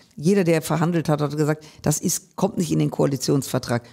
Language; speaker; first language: German; native; German